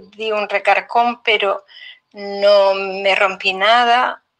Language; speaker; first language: Spanish; native; Spanish